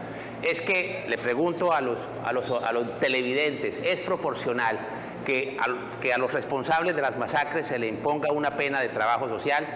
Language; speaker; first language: Spanish; native; Spanish